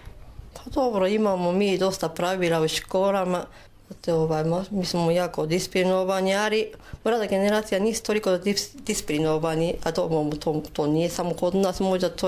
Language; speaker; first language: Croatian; non-native, learner; Japanese